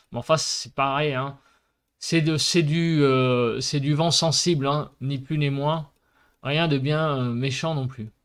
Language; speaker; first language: French; native; French